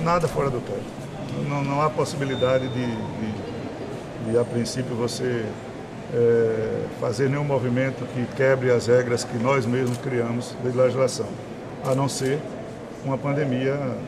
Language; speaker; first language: Portuguese; native; Portuguese